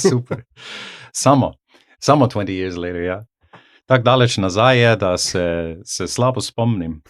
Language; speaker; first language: Slovenian; non-native, fluent; English